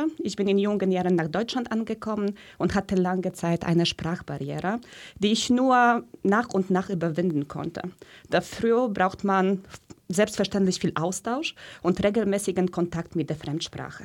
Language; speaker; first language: German; early bilingual, other home language; Polish